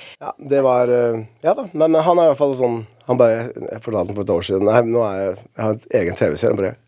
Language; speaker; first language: Norwegian; early bilingual, other home language; Spanish